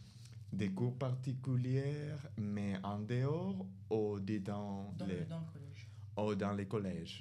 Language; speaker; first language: French; non-native, fluent; Spanish